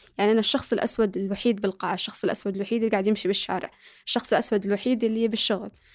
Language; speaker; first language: Arabic; early bilingual, other home language; Somali